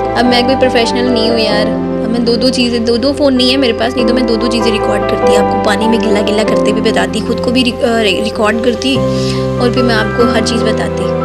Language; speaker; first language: Hindi; non-native, local second language; Dogri